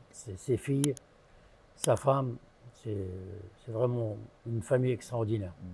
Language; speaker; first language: French; early bilingual, other home language; Arabic